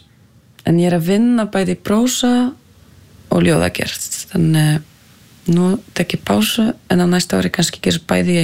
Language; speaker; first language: Icelandic; non-native, fluent; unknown